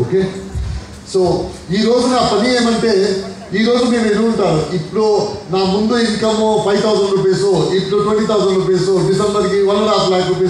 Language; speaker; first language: Telugu; non-native, local second language; Tulu